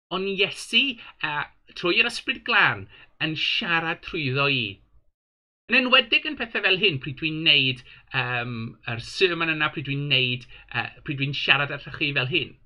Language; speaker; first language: Welsh; non-native, local second language; English